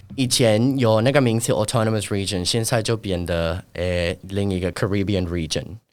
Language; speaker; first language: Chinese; non-native, fluent; Spanish